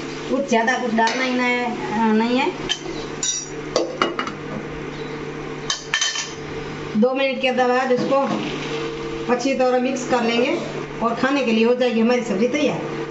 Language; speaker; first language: Hindi; non-native, local second language; Gujarati